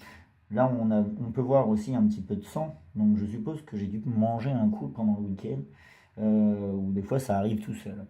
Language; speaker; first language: French; native; French